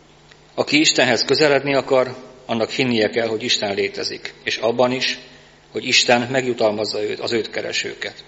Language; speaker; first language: Hungarian; native; Hungarian